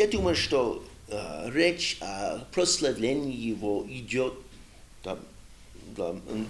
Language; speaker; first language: Russian; non-native, learner; English